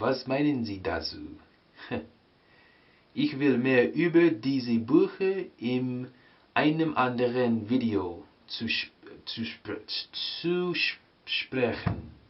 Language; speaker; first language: German; non-native, learner; English